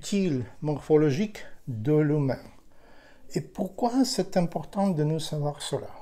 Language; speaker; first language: French; non-native, learner; Ukrainian